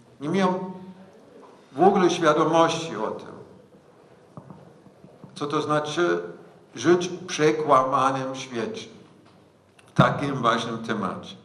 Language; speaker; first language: Polish; non-native, fluent; German